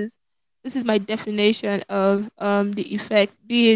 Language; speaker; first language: English; non-native, local second language; Yoruba